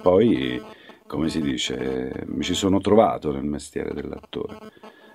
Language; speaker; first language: Italian; native; Italian